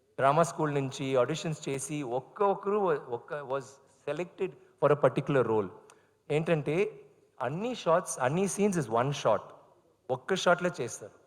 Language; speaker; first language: Telugu; non-native, learner; Tamil